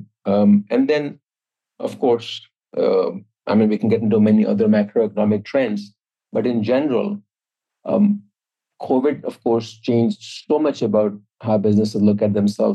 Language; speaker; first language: English; non-native, local second language; Hindi